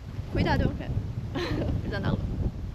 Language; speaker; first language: Portuguese; native; Portuguese